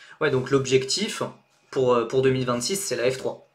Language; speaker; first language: French; native; French